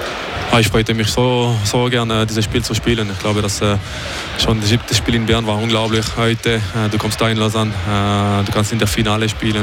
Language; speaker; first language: German; non-native, local second language; French